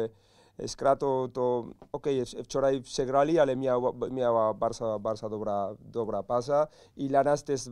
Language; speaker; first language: Polish; non-native, learner; Spanish